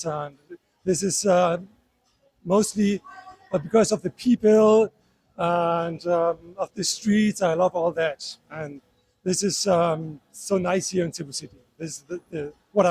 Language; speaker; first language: English; non-native, fluent; German